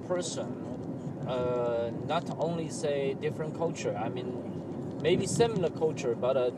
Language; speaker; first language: English; non-native, learner; Chinese